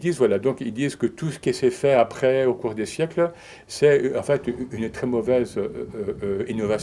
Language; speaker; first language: French; native; French